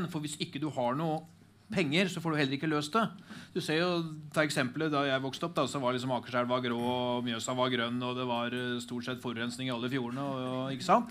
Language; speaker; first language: Norwegian; native; Norwegian